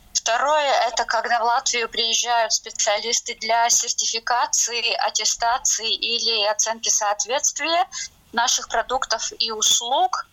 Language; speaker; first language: Russian; non-native, local second language; Latvian